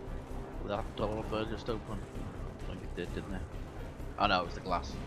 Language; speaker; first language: English; native; English